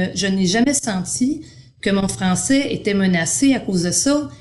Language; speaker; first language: French; native; French